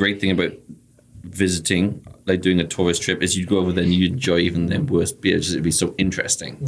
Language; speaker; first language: English; native; English